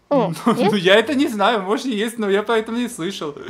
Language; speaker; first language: Russian; non-native, fluent; Spanish